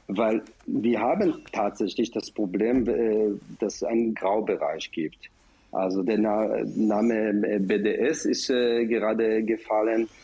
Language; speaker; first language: German; non-native, fluent; Hebrew